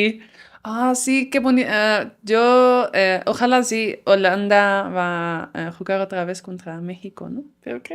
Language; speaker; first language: Spanish; non-native, fluent; Dutch